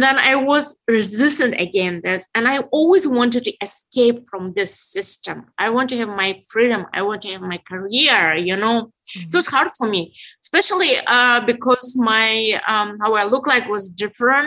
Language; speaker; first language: English; non-native, fluent; Uzbek